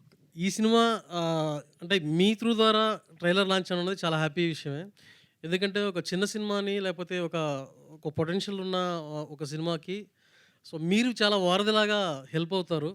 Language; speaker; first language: Telugu; native; Telugu